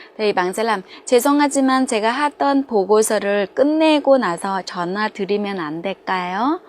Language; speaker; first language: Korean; non-native, fluent; Vietnamese